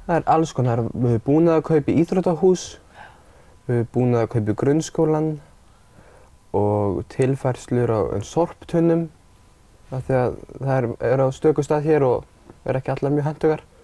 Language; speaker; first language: Icelandic; native; Icelandic